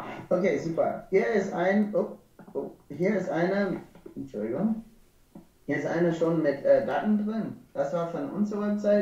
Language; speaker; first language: German; non-native, learner; English